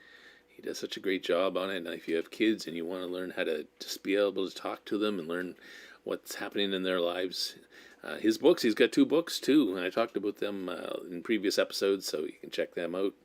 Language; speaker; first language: English; native; English